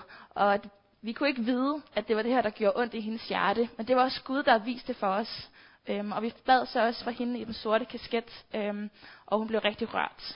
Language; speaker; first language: Danish; native; Danish